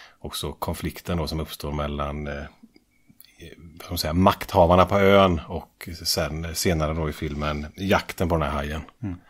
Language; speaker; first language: Swedish; native; Swedish